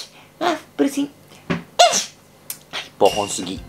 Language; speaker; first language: Indonesian; non-native, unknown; Japanese